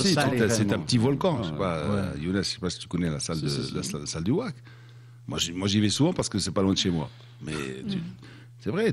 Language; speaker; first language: French; non-native, local second language; Arabic